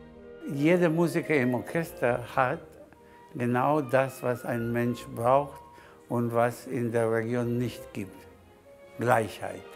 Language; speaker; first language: German; non-native, fluent; Spanish